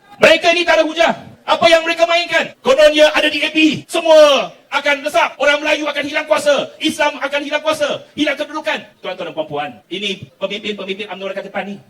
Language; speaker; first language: Malay; non-native, local second language; Chinese